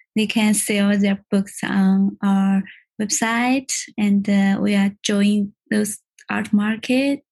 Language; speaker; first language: English; non-native, learner; Chinese